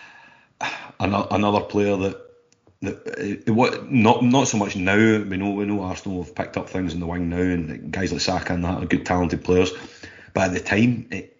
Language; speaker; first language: English; native; English